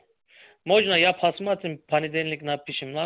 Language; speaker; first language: Russian; non-native, learner; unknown